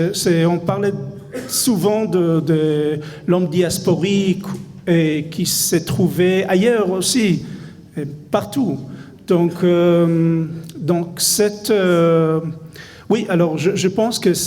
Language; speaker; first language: French; non-native, fluent; Hebrew